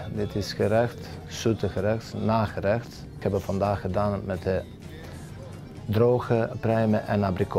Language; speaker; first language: Dutch; non-native, fluent; Serbian